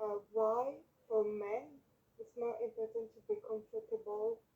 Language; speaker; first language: English; non-native, learner; French